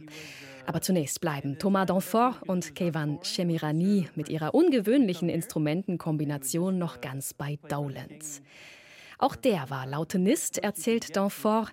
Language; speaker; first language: German; native; German